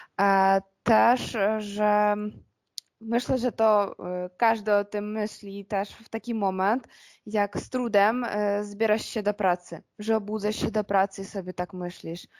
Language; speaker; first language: Polish; non-native, fluent; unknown